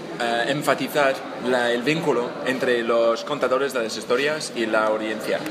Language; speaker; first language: Spanish; non-native, fluent; English